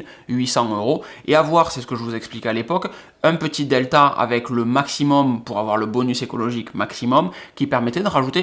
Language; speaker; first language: French; native; French